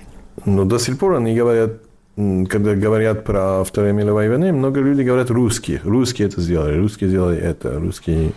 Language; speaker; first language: Russian; non-native, fluent; English